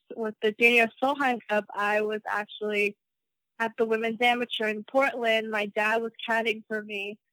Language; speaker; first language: English; native; English